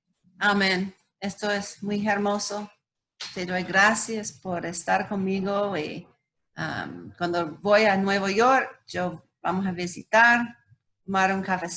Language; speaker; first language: Spanish; non-native, learner; English